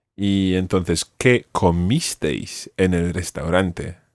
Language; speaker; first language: Spanish; non-native, fluent; English